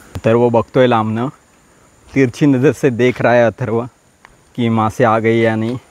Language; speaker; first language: Hindi; non-native, local second language; Marathi